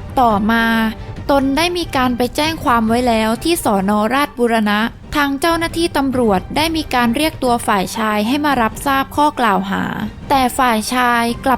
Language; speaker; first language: Thai; native; Thai